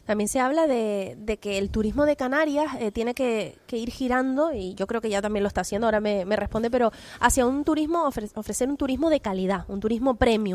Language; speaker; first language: Spanish; native; Spanish